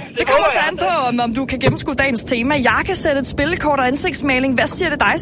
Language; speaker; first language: Danish; native; Danish